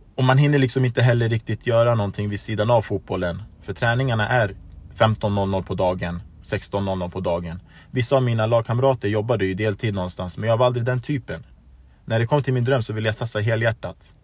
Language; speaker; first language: Swedish; early bilingual, other home language; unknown